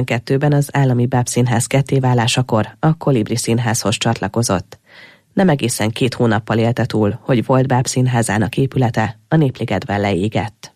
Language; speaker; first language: Hungarian; native; Hungarian